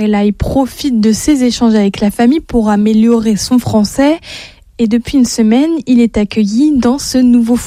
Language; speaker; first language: French; native; French